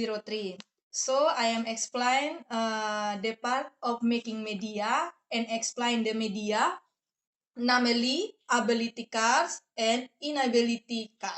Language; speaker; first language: English; non-native, learner; Indonesian